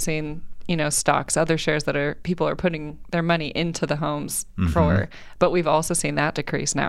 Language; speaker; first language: English; native; English